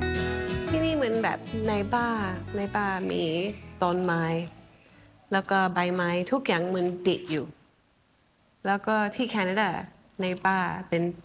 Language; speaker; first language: Thai; non-native, fluent; English